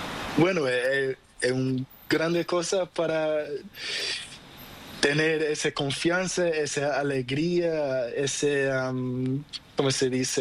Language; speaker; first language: Spanish; non-native, learner; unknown